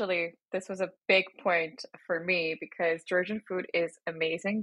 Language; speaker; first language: English; non-native, fluent; Georgian